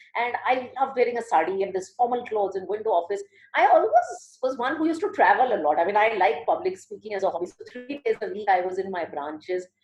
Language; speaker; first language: English; early bilingual, other home language; Hindi